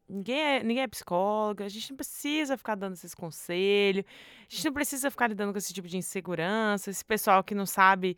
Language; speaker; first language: Portuguese; native; Portuguese